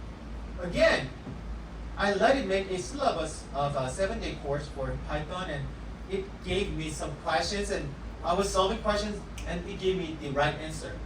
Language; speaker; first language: English; non-native, fluent; Korean